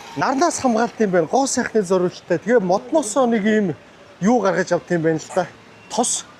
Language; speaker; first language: Mongolian; native; Mongolian